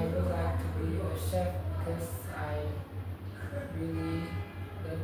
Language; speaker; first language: English; non-native, learner; Vietnamese